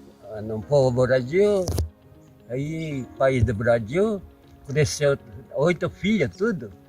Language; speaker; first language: Portuguese; non-native, learner; Japanese